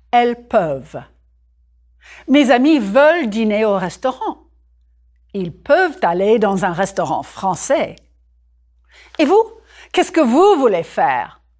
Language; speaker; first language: French; non-native, fluent; English